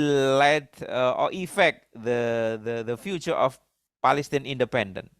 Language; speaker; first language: English; non-native, learner; Indonesian